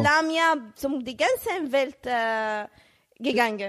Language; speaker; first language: German; non-native, learner; Arabic